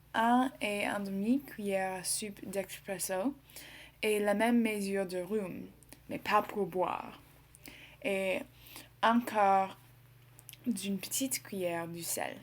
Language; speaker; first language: French; non-native, learner; English